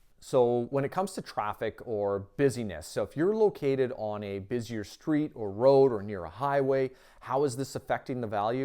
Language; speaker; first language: English; native; English